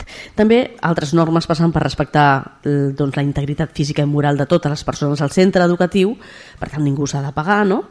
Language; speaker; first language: Catalan; native; Catalan